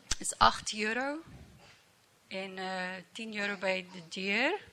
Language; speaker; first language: Dutch; non-native, learner; English